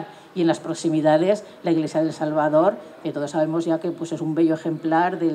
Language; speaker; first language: Spanish; native; Spanish